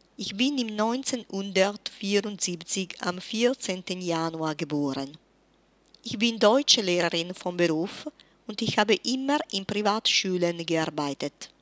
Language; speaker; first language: German; non-native, fluent; Italian